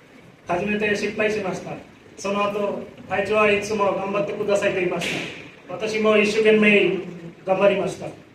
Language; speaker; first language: Japanese; non-native, learner; Bangla